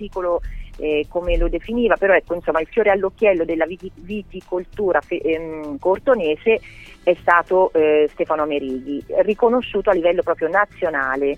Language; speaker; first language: Italian; native; Italian